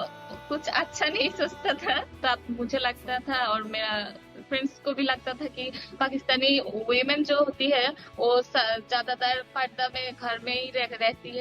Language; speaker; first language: Hindi; non-native, learner; Bangla